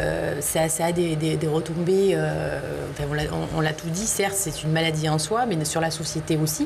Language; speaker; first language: French; native; French